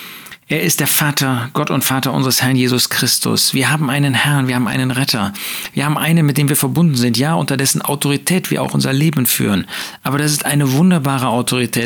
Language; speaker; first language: German; native; German